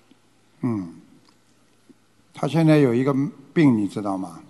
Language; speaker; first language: Chinese; native; Chinese